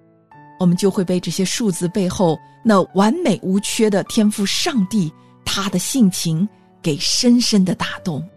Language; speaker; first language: Chinese; native; Chinese